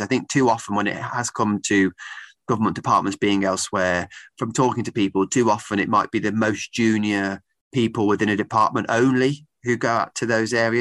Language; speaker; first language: English; native; English